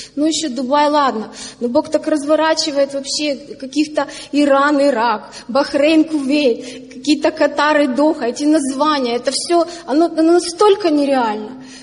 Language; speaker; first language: Russian; native; Russian